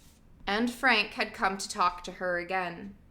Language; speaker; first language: English; native; English